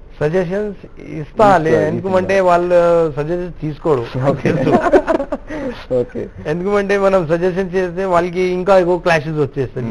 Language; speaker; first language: Telugu; non-native, local second language; Urdu